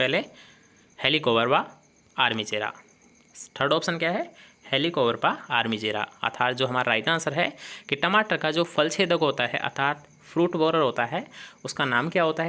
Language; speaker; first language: Hindi; native; Hindi